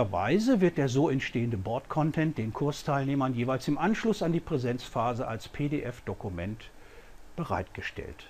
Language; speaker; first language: German; native; German